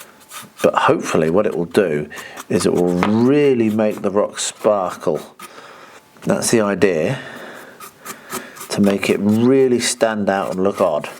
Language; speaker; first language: English; native; English